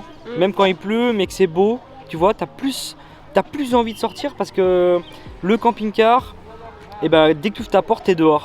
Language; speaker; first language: French; native; French